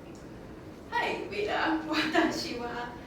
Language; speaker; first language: Japanese; non-native, learner; English